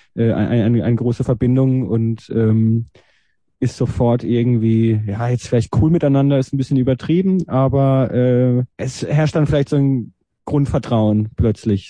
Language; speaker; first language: German; early bilingual, other home language; Hebrew